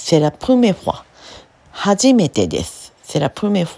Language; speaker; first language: French; non-native, fluent; Japanese